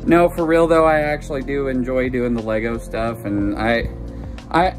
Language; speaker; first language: English; native; English